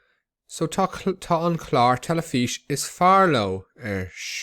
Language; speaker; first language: Irish; non-native, local second language; English